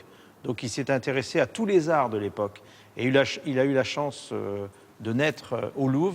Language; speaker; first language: French; native; French